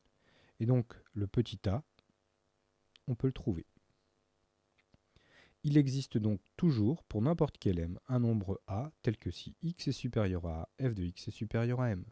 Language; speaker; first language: French; native; French